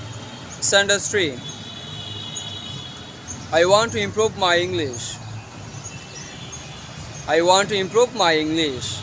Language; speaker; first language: English; non-native, learner; Bangla